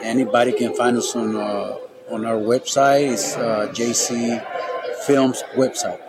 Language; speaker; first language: English; non-native, fluent; Spanish